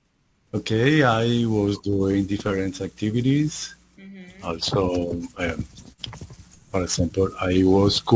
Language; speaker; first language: English; non-native, learner; Spanish